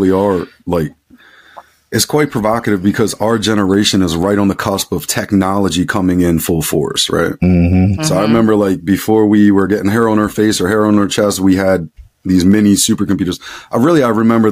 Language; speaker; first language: English; native; English